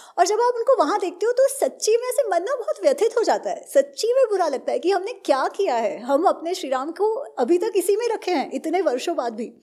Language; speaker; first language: Hindi; non-native, local second language; Gujarati